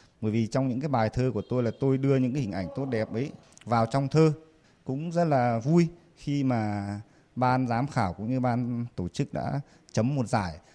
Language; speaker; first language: Vietnamese; non-native, local second language; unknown